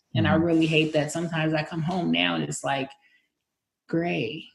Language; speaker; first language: English; native; English